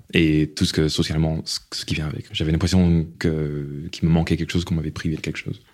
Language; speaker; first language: French; non-native, fluent; English